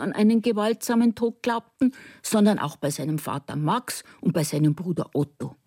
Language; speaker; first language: German; native; German